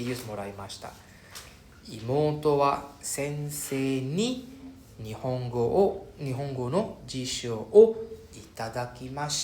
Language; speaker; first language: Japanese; non-native, fluent; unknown